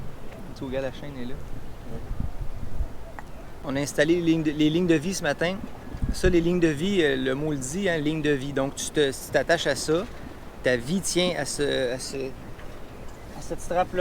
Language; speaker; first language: French; native; French